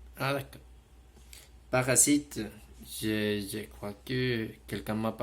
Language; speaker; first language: French; non-native, fluent; Spanish